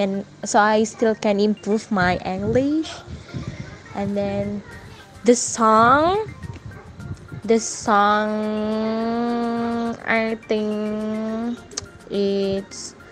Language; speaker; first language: English; non-native, learner; Indonesian